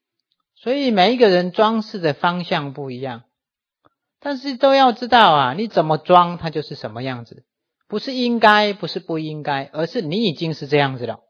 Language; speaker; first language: Chinese; native; Chinese